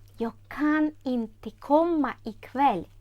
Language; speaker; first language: Swedish; non-native, fluent; Ukrainian